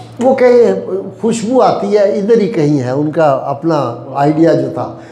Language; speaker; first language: Urdu; non-native, local second language; Punjabi